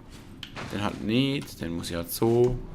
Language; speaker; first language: German; native; German